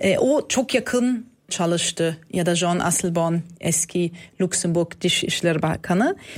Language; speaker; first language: Turkish; non-native, fluent; German